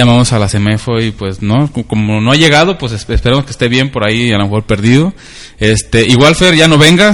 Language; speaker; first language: Spanish; native; Spanish